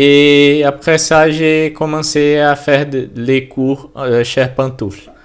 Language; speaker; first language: French; non-native, learner; Portuguese